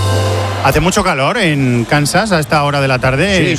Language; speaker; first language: Spanish; native; Spanish